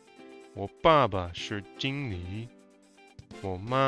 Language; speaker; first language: Chinese; non-native, learner; English